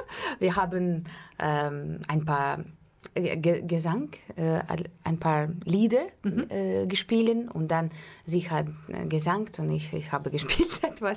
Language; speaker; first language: German; non-native, learner; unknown